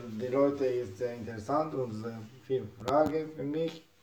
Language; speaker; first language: German; non-native, learner; Japanese